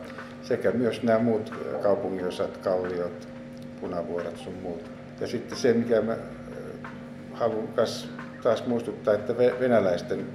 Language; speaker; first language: Finnish; native; Finnish